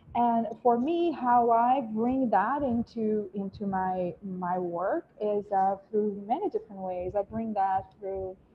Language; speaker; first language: English; non-native, fluent; Portuguese